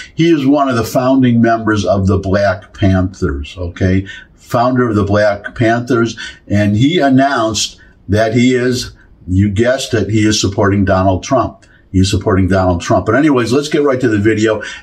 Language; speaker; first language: English; native; English